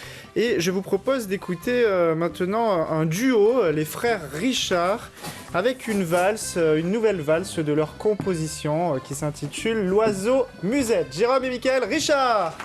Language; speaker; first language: French; native; French